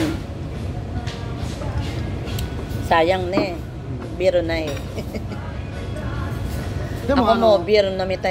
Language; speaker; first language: Japanese; non-native, learner; Filipino